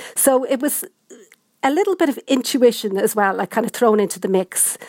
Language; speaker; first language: English; native; English